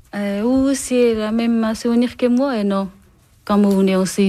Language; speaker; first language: French; non-native, learner; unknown